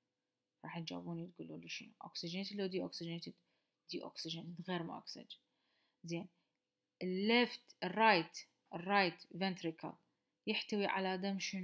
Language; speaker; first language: Arabic; native; Arabic